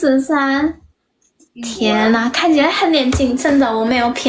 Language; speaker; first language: Chinese; non-native, learner; Indonesian